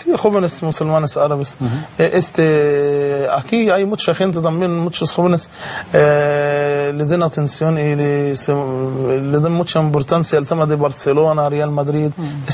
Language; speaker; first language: Spanish; non-native, fluent; Arabic